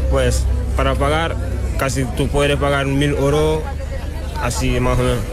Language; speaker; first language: Spanish; non-native, learner; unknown